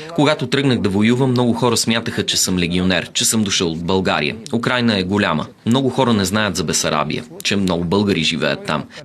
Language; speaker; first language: Bulgarian; early bilingual, heritage; Bulgarian